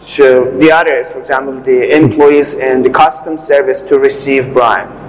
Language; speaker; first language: English; non-native, fluent; Persian